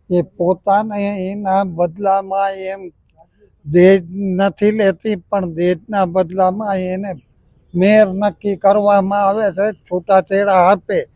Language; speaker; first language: Gujarati; native; Gujarati